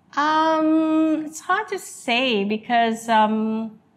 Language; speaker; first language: English; non-native, local second language; Malay